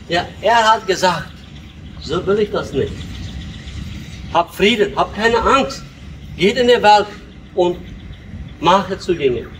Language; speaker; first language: German; early bilingual, heritage; Low German